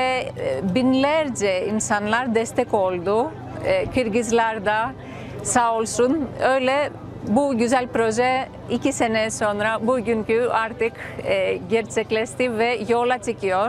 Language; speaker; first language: Turkish; non-native, fluent; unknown